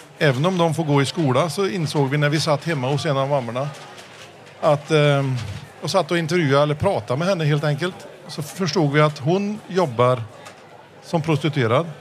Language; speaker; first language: Swedish; early bilingual, heritage; Swedish